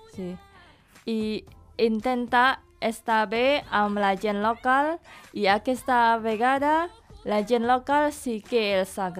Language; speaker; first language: Catalan; non-native, learner; Indonesian